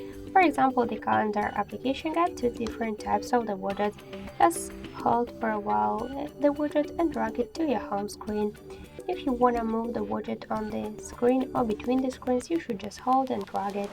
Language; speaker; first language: English; non-native, fluent; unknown